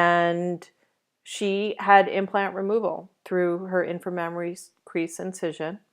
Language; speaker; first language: English; native; English